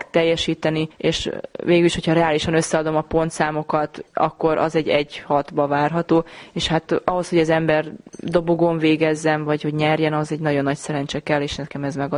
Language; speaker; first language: Hungarian; native; Hungarian